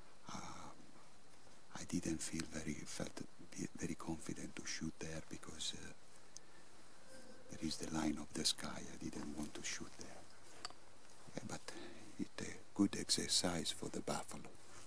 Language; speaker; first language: English; non-native, fluent; Italian